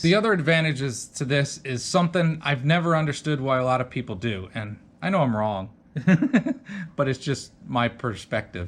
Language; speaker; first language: English; native; English